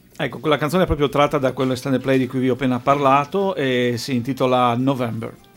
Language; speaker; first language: Italian; native; Italian